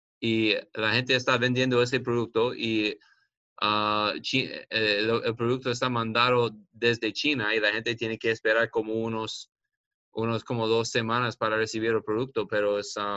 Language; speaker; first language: Spanish; non-native, learner; English